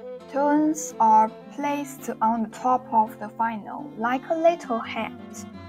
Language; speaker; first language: English; non-native, fluent; Chinese